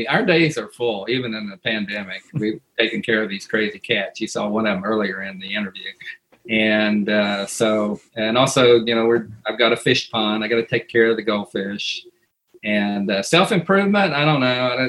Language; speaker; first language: English; native; English